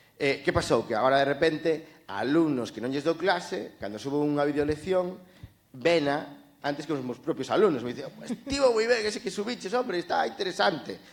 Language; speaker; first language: Galician; native; Galician